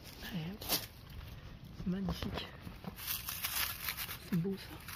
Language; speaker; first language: French; native; French